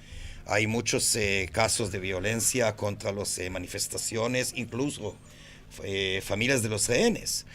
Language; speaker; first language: Spanish; non-native, fluent; Hebrew